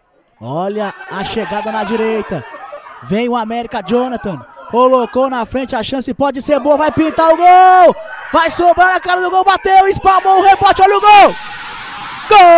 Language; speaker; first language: Portuguese; native; Portuguese